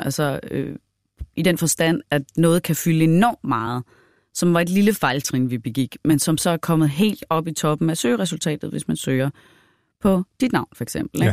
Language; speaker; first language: Danish; native; Danish